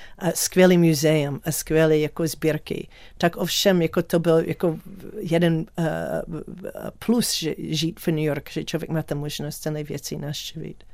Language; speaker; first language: Czech; non-native, learner; English